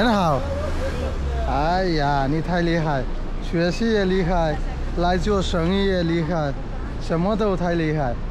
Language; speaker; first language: Chinese; non-native, learner; Bangla